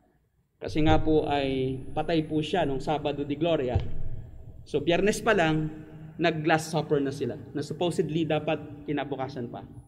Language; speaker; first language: Filipino; native; Filipino